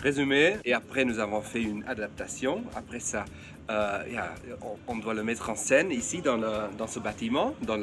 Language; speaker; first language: French; non-native, fluent; Dutch